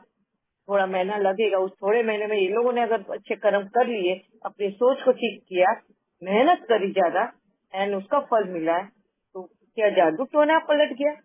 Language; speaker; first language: Hindi; native; Hindi